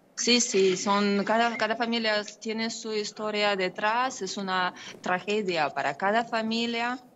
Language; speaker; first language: Spanish; non-native, fluent; Ukrainian